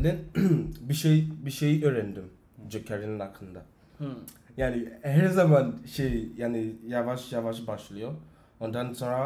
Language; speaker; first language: Turkish; non-native, learner; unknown